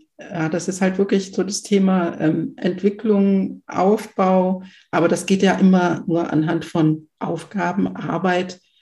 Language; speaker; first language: German; early bilingual, other home language; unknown